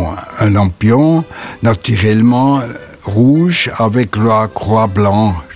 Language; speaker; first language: French; non-native, local second language; German